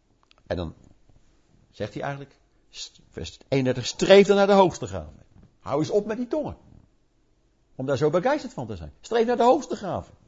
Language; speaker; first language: Dutch; native; Dutch